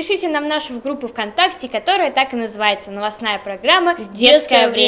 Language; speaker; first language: Russian; native; Russian